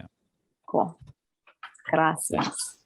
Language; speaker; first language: Spanish; non-native, learner; English